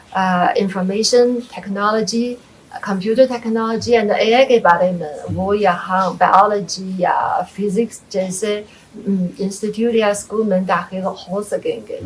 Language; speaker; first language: Hindi; non-native, fluent; Chinese